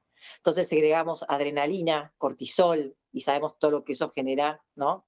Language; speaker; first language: Spanish; native; Spanish